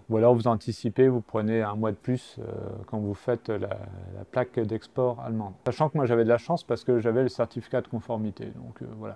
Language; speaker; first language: French; native; French